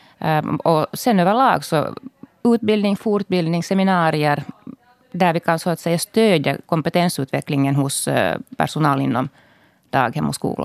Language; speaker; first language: Swedish; native; Swedish